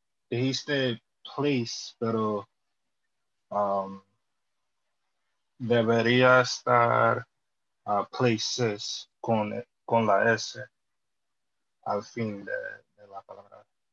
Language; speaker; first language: Spanish; non-native, learner; English